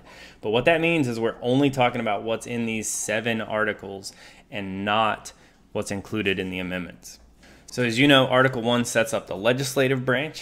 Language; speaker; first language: English; native; English